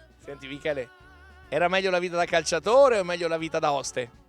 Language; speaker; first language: Italian; native; Italian